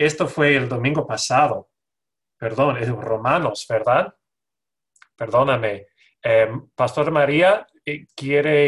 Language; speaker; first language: Spanish; non-native, learner; English